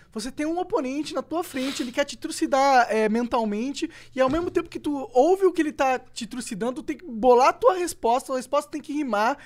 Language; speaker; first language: Portuguese; native; Portuguese